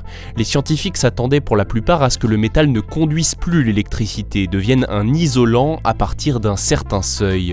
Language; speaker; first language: French; native; French